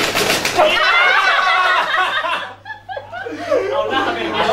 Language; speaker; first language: Chinese; non-native, learner; Thai